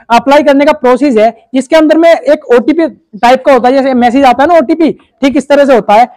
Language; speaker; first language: Hindi; native; Hindi